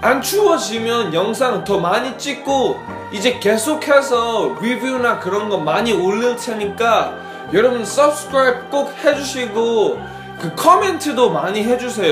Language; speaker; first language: Korean; non-native, fluent; English